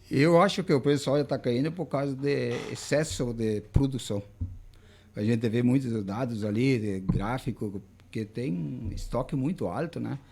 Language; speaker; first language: Portuguese; native; Portuguese